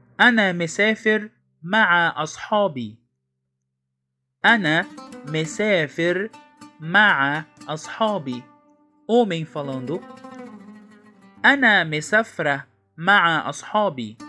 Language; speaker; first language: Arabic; non-native, fluent; Portuguese